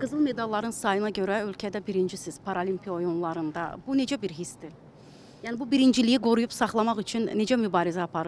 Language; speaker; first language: Azerbaijani; native; Azerbaijani